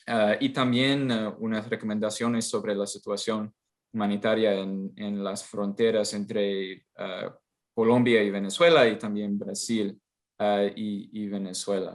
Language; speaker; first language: Spanish; non-native, fluent; English